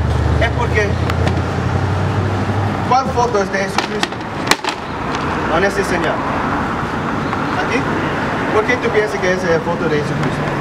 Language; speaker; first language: Spanish; non-native, fluent; English